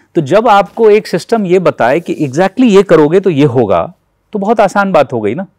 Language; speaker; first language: Hindi; native; Hindi